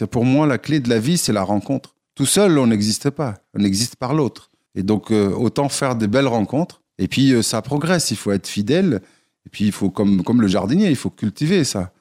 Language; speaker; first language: French; non-native, local second language; Arabic